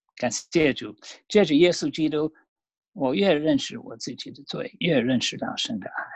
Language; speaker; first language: Chinese; non-native, fluent; English